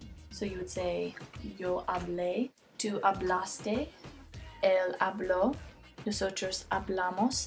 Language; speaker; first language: Spanish; non-native, learner; English